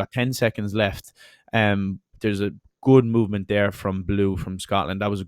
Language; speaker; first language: English; native; English